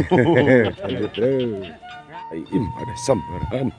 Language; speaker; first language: Indonesian; non-native, local second language; Sundanese